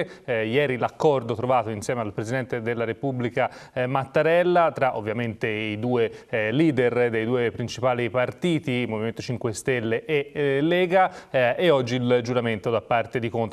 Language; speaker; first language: Italian; native; Italian